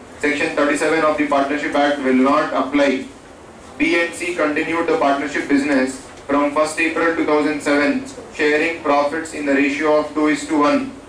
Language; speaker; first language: English; non-native, local second language; Telugu